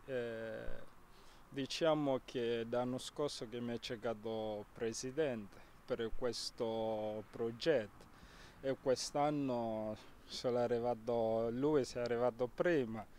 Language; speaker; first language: Italian; non-native, fluent; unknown